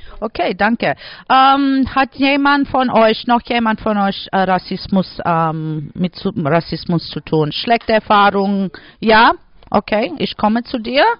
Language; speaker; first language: German; non-native, learner; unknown